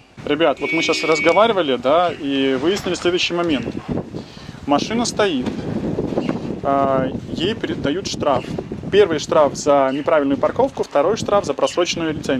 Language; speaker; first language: Russian; native; Russian